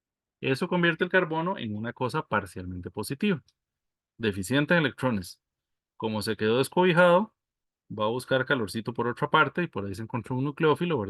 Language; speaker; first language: Spanish; native; Spanish